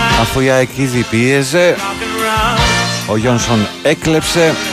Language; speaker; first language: Greek; native; Greek